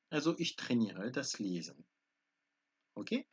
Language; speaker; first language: German; non-native, fluent; French